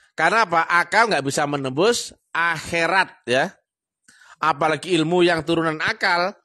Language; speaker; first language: Indonesian; non-native, local second language; Javanese